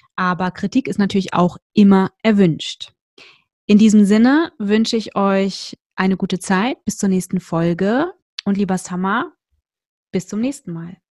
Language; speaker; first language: German; native; German